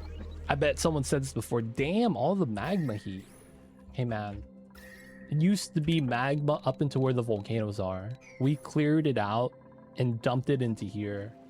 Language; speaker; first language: English; native; English